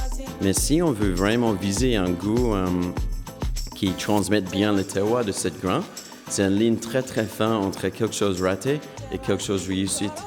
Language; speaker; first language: French; non-native, fluent; English